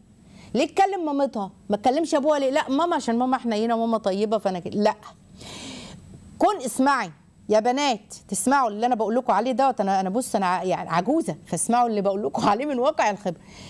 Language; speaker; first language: Arabic; native; Arabic